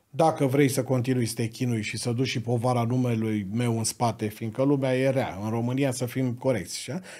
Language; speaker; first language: Romanian; native; Romanian